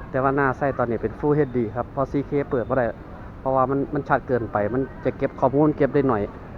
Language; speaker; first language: Thai; native; Thai